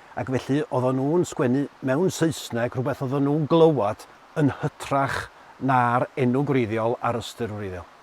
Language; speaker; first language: Welsh; native; Welsh